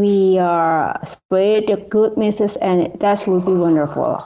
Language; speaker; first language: English; non-native, learner; Indonesian